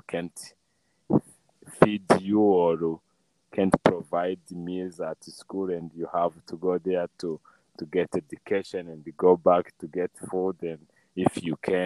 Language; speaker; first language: English; non-native, local second language; Kinyarwanda